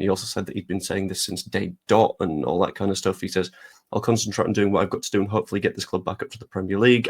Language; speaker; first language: English; native; English